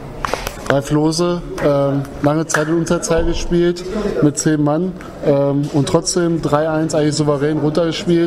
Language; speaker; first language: German; native; German